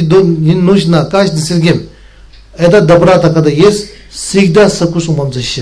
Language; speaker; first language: Russian; non-native, learner; Tibetan